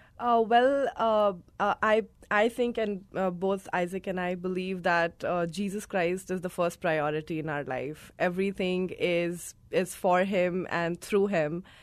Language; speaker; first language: English; non-native, local second language; Hindi